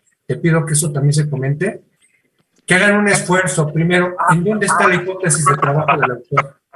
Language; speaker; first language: Spanish; native; Spanish